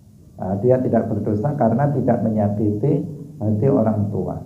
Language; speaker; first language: Indonesian; non-native, local second language; Javanese